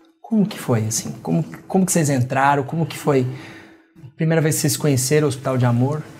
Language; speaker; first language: Portuguese; native; Portuguese